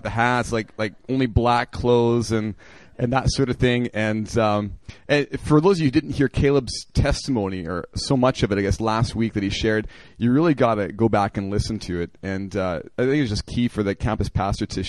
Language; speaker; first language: English; native; English